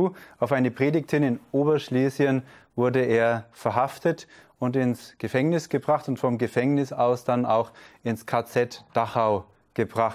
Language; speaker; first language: German; native; German